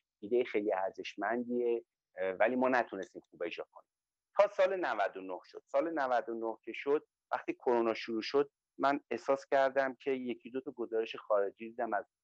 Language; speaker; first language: Persian; native; Persian